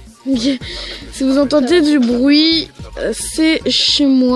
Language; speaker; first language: French; native; French